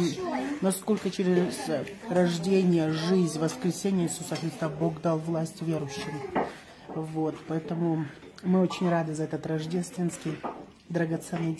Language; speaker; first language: Russian; native; Russian